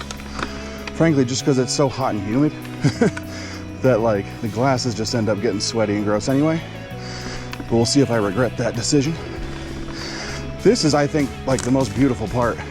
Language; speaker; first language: English; native; English